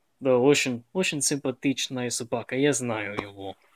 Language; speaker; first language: Russian; non-native, learner; English